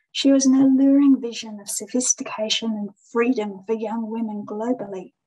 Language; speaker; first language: English; native; English